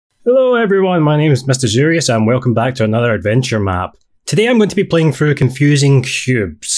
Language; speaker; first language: English; native; English